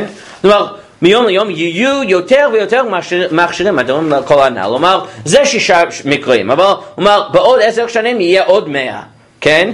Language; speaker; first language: Hebrew; non-native, fluent; English